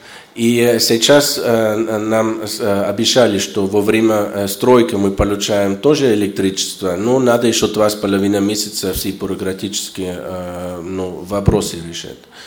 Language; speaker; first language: Russian; non-native, fluent; German